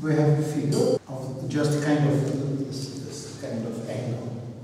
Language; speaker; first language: English; non-native, fluent; Russian